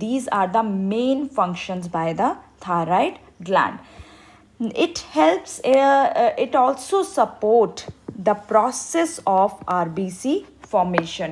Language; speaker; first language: English; non-native, local second language; Hindi